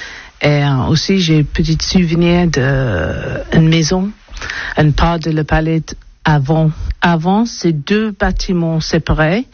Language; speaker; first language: French; non-native, learner; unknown